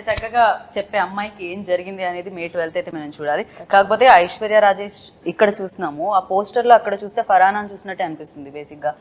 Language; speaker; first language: Telugu; native; Telugu